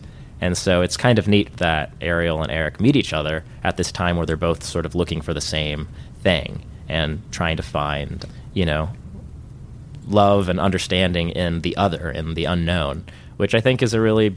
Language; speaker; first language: English; native; English